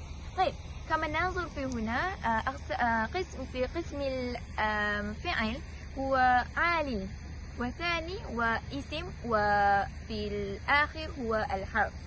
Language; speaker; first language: Arabic; non-native, learner; Malay